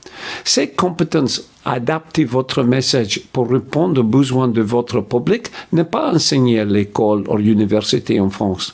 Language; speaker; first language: French; non-native, fluent; English